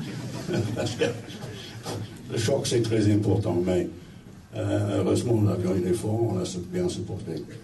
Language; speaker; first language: French; non-native, fluent; English